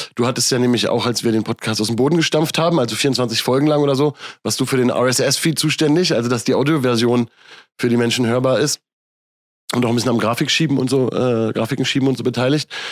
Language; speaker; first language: German; native; German